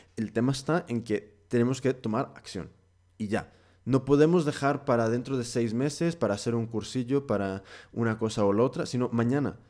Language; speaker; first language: Spanish; early bilingual, heritage; Spanish